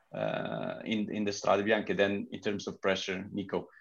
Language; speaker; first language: English; non-native, fluent; Portuguese